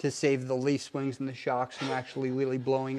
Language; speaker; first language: English; native; English